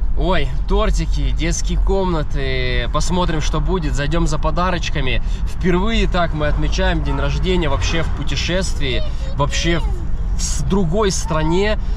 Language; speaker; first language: Russian; native; Russian